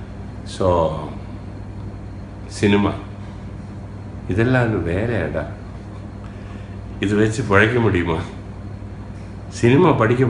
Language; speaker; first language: Tamil; non-native, local second language; Malayalam